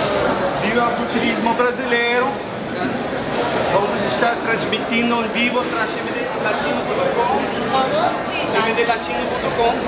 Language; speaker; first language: Portuguese; non-native, learner; Spanish